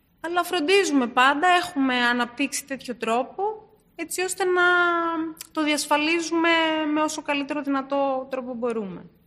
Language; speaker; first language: Greek; early bilingual, other home language; Turkish